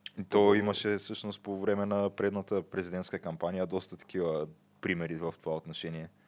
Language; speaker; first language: Bulgarian; native; Bulgarian